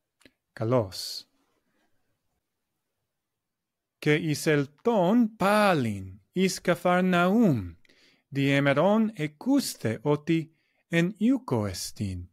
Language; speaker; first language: Greek; non-native, fluent; English